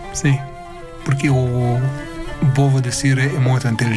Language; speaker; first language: Portuguese; non-native, learner; Arabic